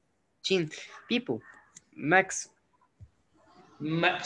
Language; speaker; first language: English; non-native, learner; Portuguese